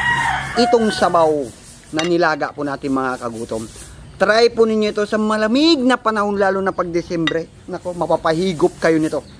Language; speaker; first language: Filipino; native; Filipino